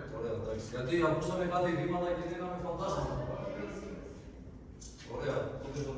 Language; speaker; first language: Greek; early bilingual, other home language; Albanian